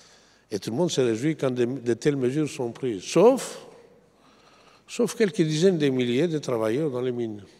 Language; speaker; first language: French; non-native, fluent; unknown